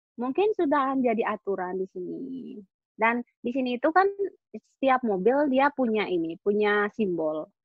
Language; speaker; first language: Indonesian; native; Indonesian